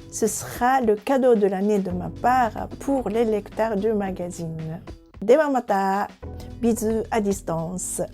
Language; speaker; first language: French; non-native, fluent; Japanese